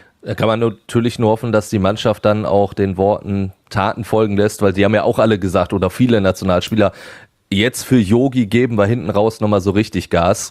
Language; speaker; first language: German; native; German